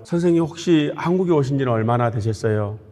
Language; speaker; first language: Korean; native; Korean